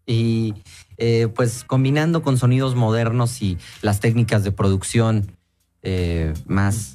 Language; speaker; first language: Spanish; native; Spanish